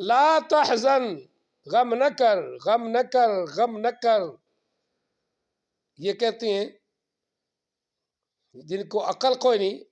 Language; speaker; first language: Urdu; non-native, local second language; Punjabi